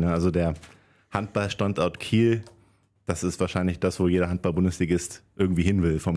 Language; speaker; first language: German; native; German